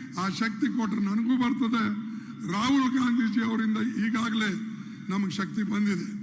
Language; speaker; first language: Kannada; native; Kannada